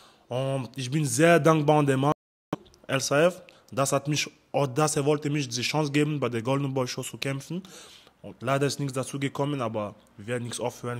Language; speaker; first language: German; non-native, learner; French